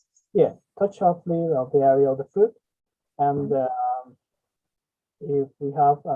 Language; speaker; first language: English; non-native, learner; Spanish